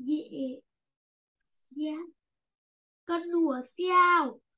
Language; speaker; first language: Chinese; non-native, learner; Vietnamese